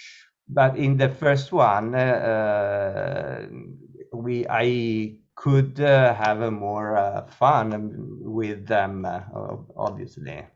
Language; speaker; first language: English; non-native, learner; Italian